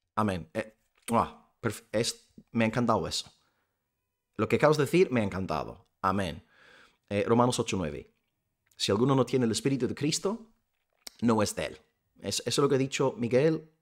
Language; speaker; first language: Spanish; non-native, fluent; English